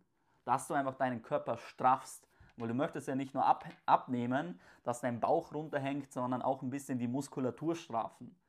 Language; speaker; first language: German; native; German